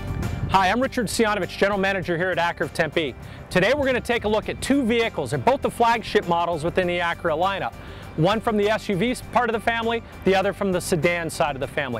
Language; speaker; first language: English; native; English